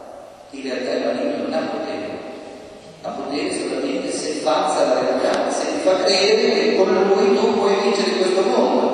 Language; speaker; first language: Italian; native; Italian